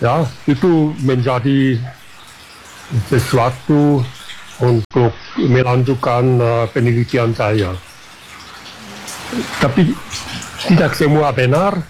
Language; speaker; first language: Indonesian; non-native, fluent; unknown